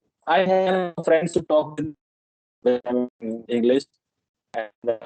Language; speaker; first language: English; non-native, local second language; Hindi